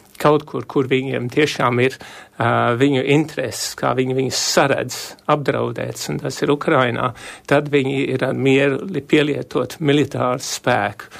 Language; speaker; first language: Latvian; early bilingual, heritage; Latvian